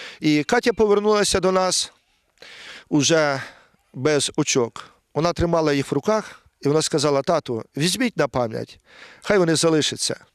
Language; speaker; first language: Ukrainian; native; Ukrainian